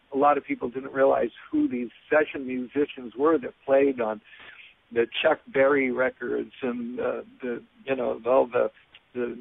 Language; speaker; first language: English; native; English